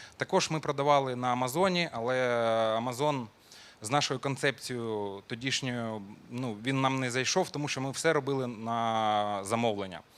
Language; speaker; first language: Ukrainian; non-native, local second language; Russian